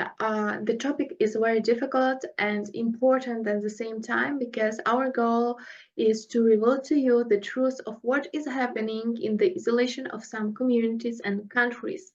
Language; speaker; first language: English; non-native, fluent; Russian